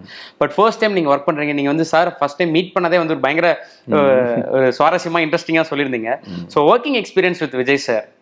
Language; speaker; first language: Tamil; native; Tamil